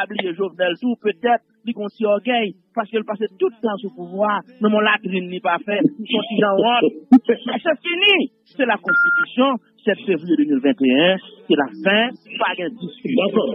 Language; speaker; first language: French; non-native, local second language; Haitian Creole